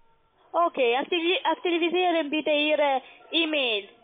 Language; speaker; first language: German; non-native, learner; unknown